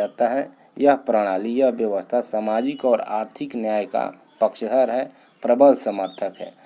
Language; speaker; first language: Hindi; native; Hindi